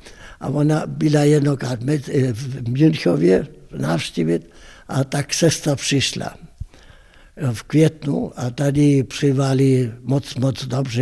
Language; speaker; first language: Czech; non-native, fluent; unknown